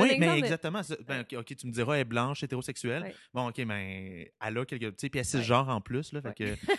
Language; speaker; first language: French; native; French